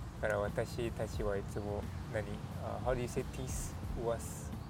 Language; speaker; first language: Japanese; non-native, learner; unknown